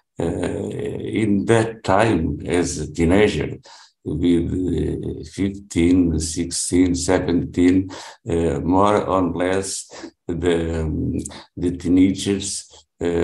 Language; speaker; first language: English; non-native, learner; Portuguese